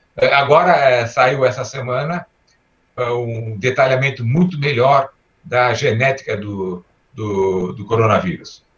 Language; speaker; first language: Portuguese; early bilingual, other home language; Armenian